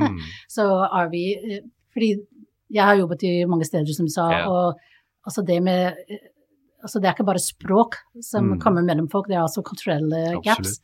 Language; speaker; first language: Norwegian; non-native, fluent; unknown